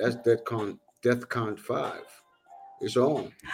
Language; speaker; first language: English; non-native, fluent; Spanish